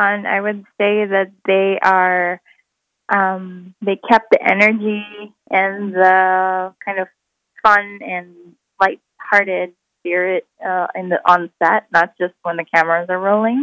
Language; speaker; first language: English; non-native, local second language; Filipino